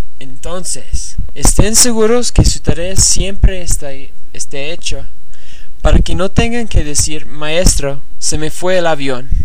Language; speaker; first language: Spanish; non-native, learner; English